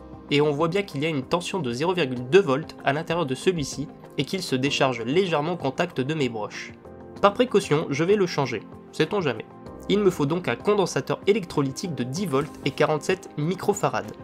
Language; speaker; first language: French; native; French